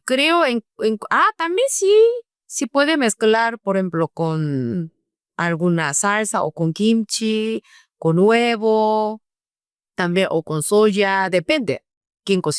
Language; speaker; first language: Spanish; non-native, fluent; Korean